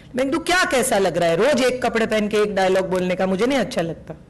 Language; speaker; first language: Hindi; non-native, local second language; Gujarati